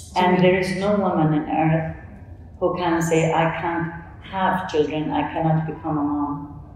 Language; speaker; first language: English; non-native, fluent; Arabic